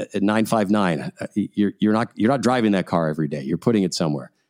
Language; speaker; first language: English; native; English